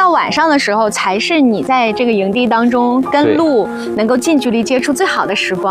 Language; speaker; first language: Chinese; native; Chinese